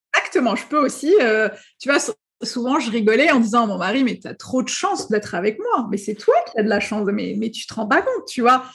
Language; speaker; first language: French; non-native, local second language; Arabic